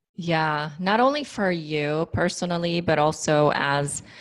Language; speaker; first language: English; non-native, local second language; Filipino